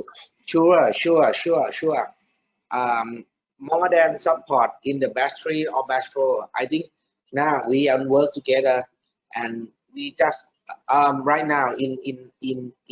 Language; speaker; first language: English; non-native, learner; Thai